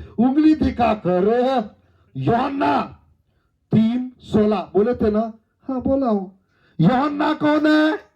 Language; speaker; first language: Hindi; non-native, local second language; Telugu